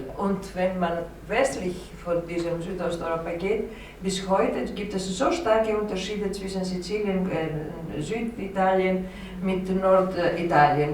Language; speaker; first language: German; non-native, fluent; Greek